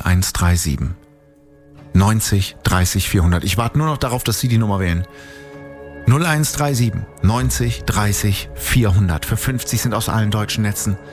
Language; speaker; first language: German; native; German